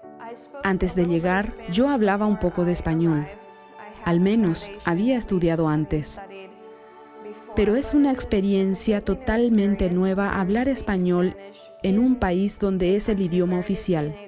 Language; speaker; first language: Spanish; non-native, fluent; English